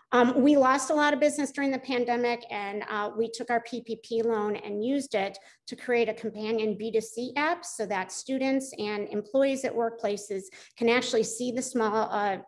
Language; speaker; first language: English; native; English